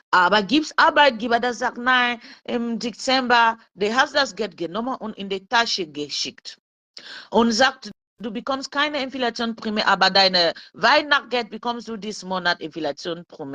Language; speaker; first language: German; non-native, learner; French